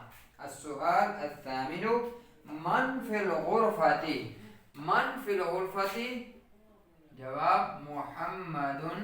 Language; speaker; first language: Arabic; non-native, fluent; Urdu